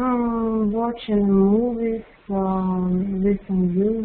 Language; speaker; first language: English; non-native, learner; Russian